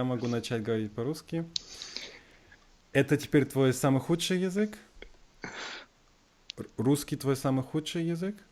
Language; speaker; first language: Russian; early bilingual, heritage; Russian